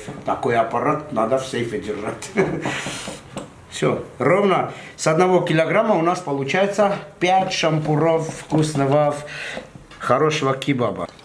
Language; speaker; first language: Russian; non-native, fluent; Armenian